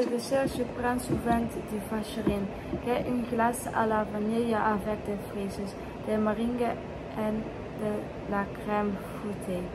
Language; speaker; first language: French; non-native, learner; Dutch